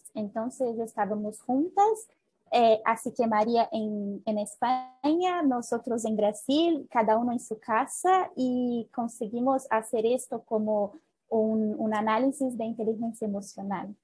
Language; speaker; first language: Spanish; non-native, fluent; Portuguese